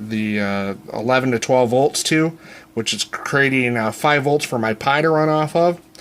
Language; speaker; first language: English; native; English